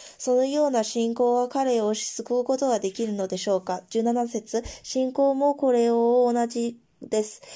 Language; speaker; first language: Japanese; non-native, fluent; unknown